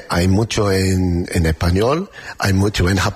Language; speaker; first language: Spanish; non-native, learner; English